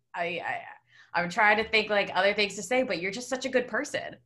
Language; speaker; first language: English; native; English